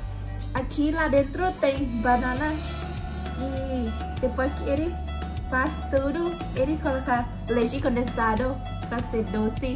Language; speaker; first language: Portuguese; non-native, learner; Thai